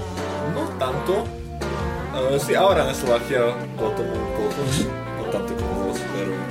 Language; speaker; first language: Spanish; non-native, fluent; Slovak